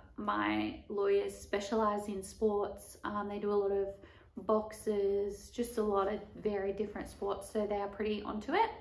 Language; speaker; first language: English; native; English